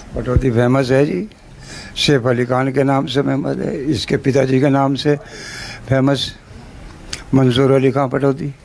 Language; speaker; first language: Hindi; native; Hindi